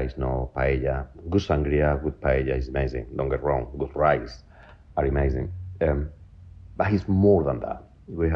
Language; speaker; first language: English; non-native, fluent; Spanish